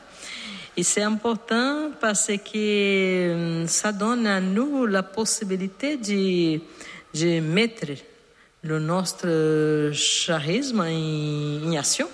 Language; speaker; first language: French; non-native, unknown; Portuguese